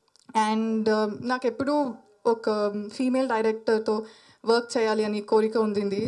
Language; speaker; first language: Telugu; non-native, learner; Malayalam